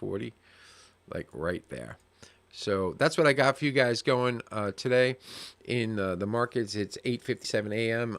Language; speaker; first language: English; native; English